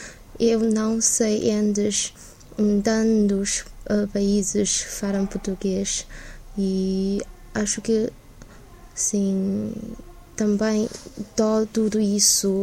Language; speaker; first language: Portuguese; non-native, learner; Chinese